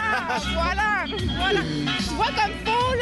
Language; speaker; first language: French; native; French